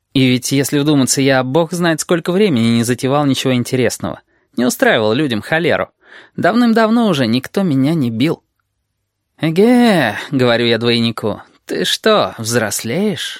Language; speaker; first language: Russian; native; Russian